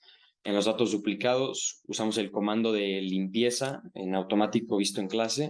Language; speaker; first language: Spanish; native; Spanish